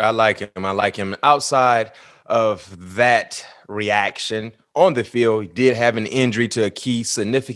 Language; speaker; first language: English; native; English